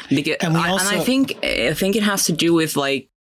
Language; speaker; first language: English; non-native, fluent; Finnish